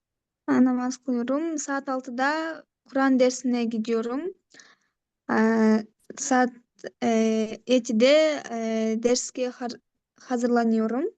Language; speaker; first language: Turkish; non-native, learner; Kyrgyz